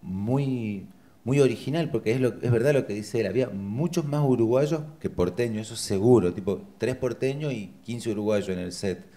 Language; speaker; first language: Spanish; native; Spanish